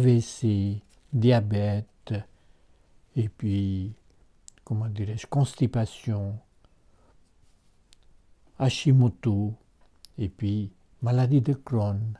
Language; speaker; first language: French; non-native, fluent; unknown